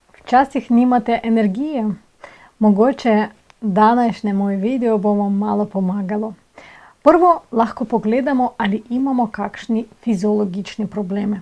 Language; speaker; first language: Slovenian; non-native, fluent; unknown